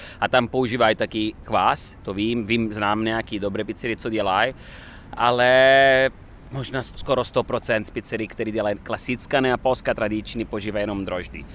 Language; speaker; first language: Czech; non-native, fluent; Italian